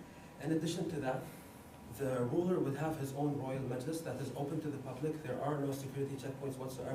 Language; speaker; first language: English; non-native, fluent; Arabic